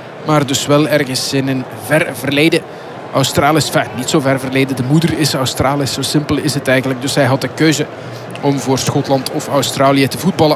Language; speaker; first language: Dutch; native; Dutch